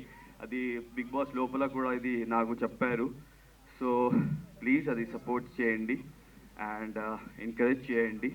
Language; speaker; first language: Telugu; non-native, local second language; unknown